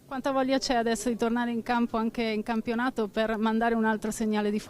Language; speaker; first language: Italian; native; Italian